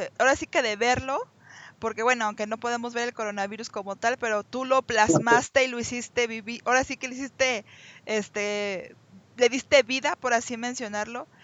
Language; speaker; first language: Spanish; native; Spanish